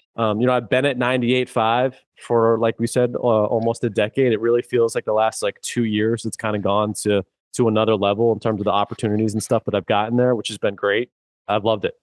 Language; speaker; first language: English; native; English